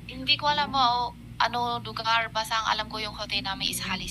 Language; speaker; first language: Filipino; non-native, learner; Chinese